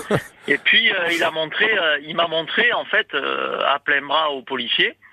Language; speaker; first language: French; native; French